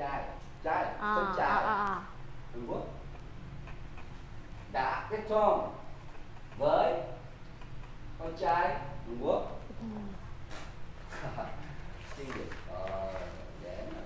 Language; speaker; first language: Vietnamese; non-native, learner; Korean